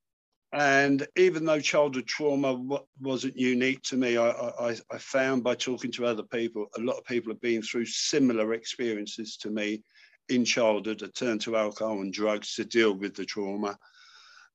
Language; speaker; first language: English; native; English